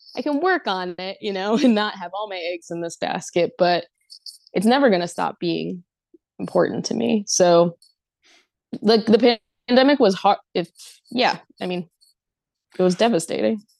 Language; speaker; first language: English; native; English